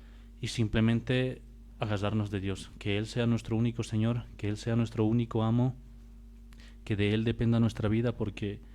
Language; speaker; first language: Spanish; native; Spanish